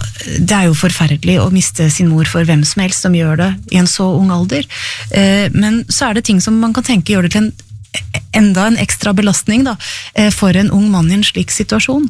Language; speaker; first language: Norwegian; native; Norwegian